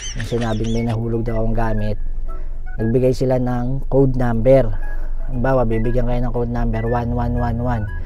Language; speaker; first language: Filipino; native; Filipino